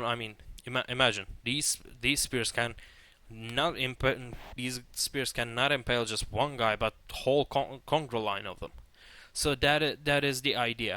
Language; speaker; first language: English; non-native, fluent; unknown